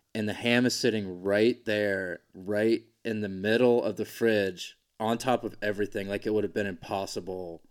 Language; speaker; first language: English; native; English